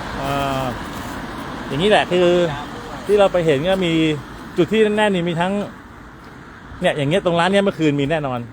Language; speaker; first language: Thai; native; Thai